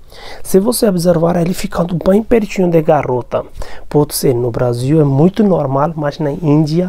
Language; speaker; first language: Portuguese; non-native, learner; Hindi